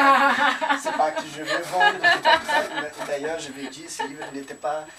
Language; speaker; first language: French; non-native, fluent; Portuguese